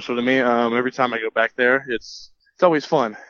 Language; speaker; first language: English; native; English